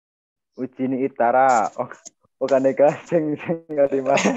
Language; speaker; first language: Japanese; non-native, learner; Indonesian